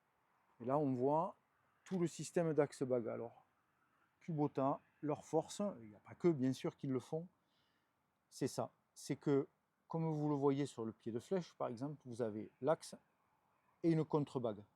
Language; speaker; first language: French; native; French